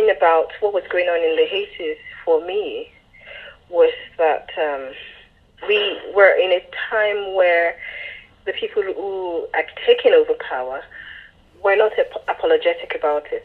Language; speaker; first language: English; non-native, local second language; Yoruba